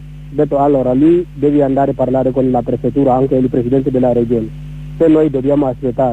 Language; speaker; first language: Italian; non-native, learner; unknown